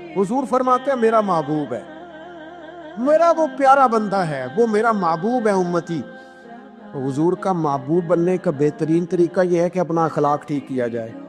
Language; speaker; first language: Urdu; non-native, local second language; Punjabi